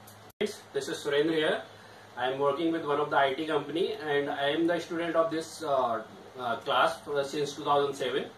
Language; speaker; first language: English; non-native, local second language; Hindi